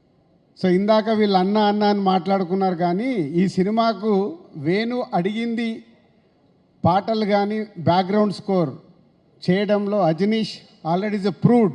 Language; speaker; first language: Telugu; native; Telugu